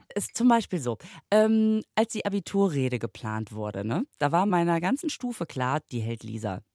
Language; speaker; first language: German; native; German